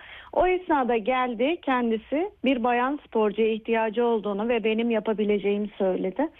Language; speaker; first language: Turkish; native; Turkish